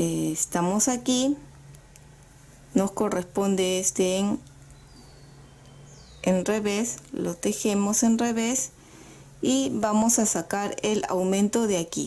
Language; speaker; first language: Spanish; native; Spanish